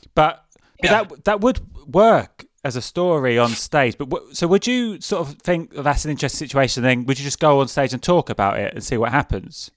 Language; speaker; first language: English; native; English